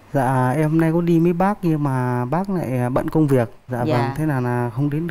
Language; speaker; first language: Vietnamese; native; Vietnamese